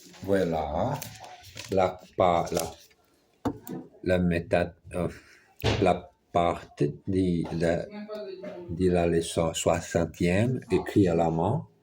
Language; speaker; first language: French; non-native, learner; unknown